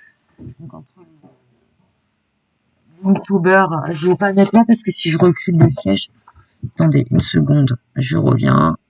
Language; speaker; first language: French; native; French